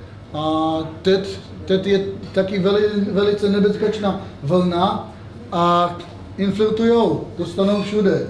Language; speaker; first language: Czech; non-native, fluent; Hebrew